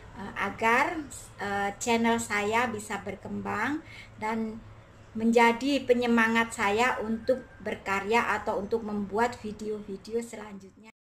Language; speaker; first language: Indonesian; non-native, local second language; Javanese